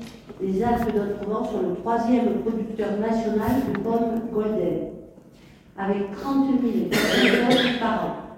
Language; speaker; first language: French; native; French